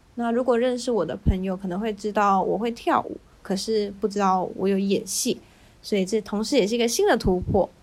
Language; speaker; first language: Chinese; native; Chinese